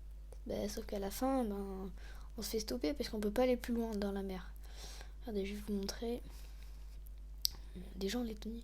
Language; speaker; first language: French; native; French